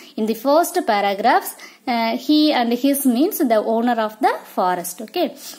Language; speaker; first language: English; non-native, local second language; Tamil